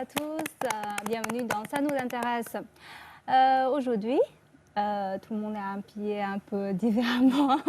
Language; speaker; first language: French; non-native, fluent; Chinese